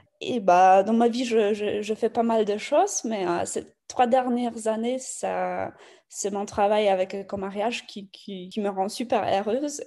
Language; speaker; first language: French; non-native, fluent; Polish